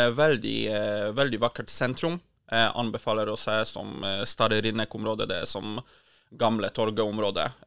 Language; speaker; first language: Norwegian; non-native, fluent; Polish